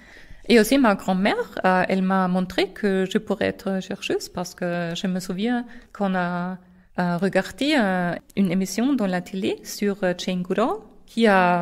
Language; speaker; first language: French; non-native, fluent; German